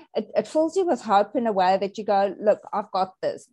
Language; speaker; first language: English; native; English